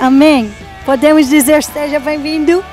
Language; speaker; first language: Portuguese; non-native, learner; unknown